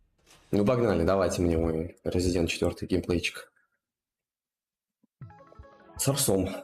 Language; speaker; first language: Russian; native; Russian